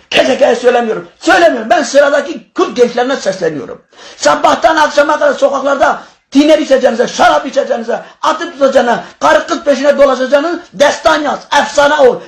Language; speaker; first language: Turkish; non-native, local second language; Kurdish